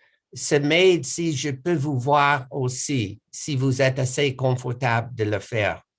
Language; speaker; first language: French; non-native, local second language; English